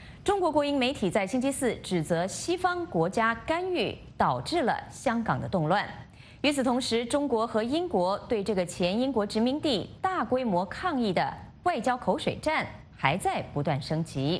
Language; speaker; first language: Chinese; native; Chinese